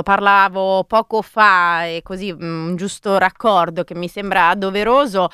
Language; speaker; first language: Italian; native; Italian